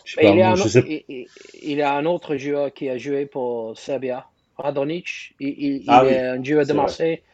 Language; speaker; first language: French; non-native, fluent; English